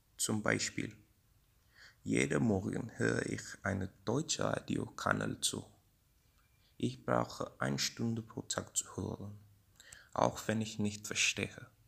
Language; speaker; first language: German; non-native, learner; English